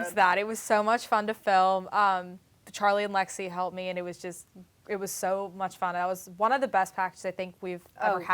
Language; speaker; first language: English; native; English